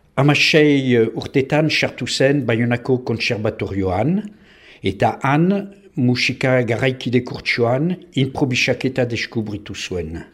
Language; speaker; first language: Basque; non-native, local second language; French